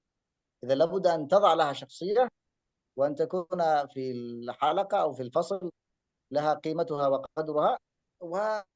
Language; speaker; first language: Arabic; native; Arabic